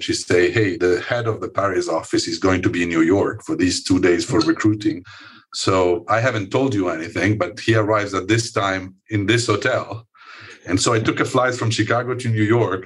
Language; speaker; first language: English; non-native, fluent; Italian